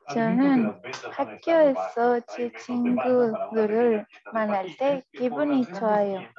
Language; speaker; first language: Korean; non-native, learner; Spanish